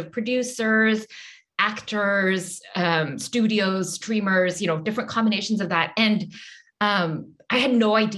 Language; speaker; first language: English; native; English